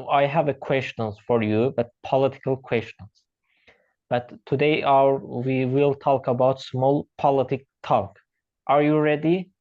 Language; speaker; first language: English; non-native, learner; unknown